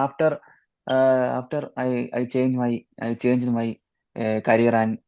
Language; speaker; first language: English; non-native, learner; Malayalam